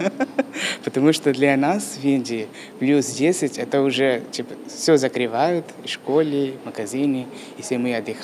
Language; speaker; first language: Russian; non-native, fluent; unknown